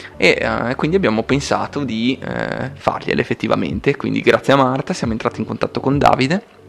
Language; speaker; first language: Italian; native; Italian